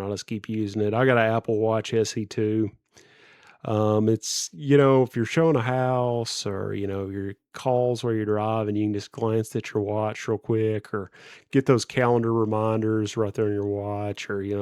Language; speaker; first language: English; native; English